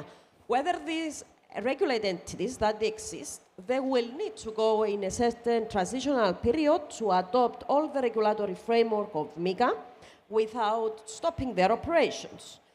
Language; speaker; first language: English; non-native, fluent; Greek